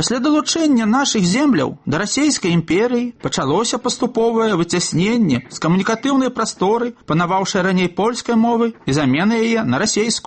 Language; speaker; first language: Belarusian; native; Belarusian